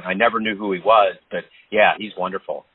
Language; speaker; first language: English; native; English